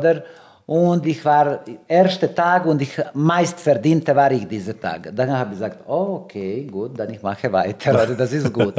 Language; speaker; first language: German; non-native, learner; Serbian